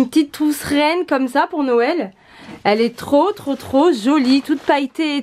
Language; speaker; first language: French; native; French